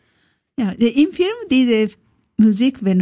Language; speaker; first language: German; non-native, learner; Japanese